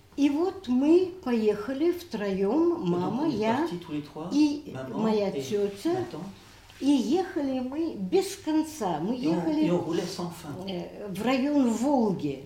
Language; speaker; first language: Russian; native; Russian